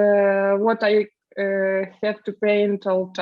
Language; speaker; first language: English; non-native, learner; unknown